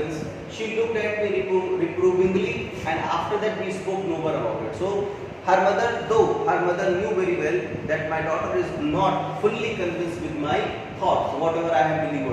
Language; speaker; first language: English; non-native, local second language; Hindi